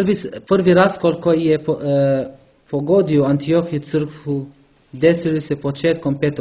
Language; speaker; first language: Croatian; non-native, learner; Arabic